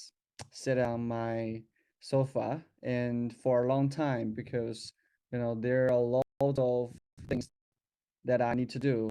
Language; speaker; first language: English; non-native, learner; Chinese